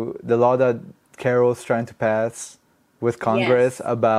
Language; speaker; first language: English; non-native, fluent; Spanish